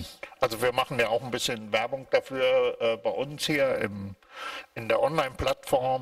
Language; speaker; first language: German; native; German